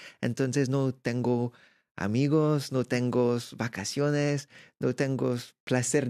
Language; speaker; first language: Spanish; non-native, learner; French